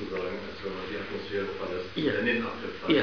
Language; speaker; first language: German; native; German